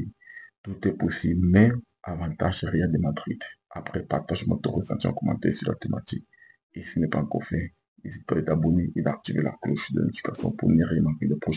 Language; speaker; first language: French; native; French